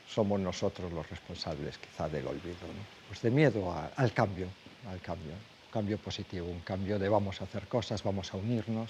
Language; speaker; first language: Spanish; native; Spanish